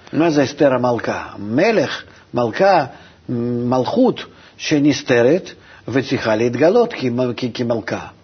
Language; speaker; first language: Hebrew; non-native, fluent; Russian